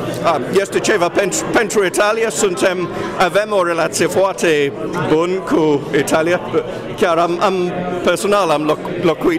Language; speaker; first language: Romanian; non-native, fluent; English